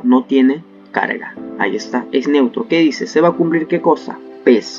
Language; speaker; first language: Spanish; native; Spanish